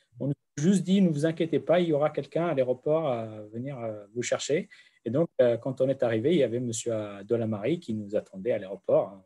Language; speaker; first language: French; non-native, fluent; Central Kurdish